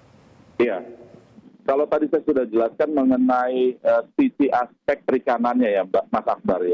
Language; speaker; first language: Indonesian; native; Indonesian